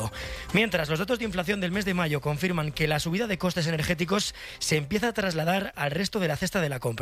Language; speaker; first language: Spanish; native; Spanish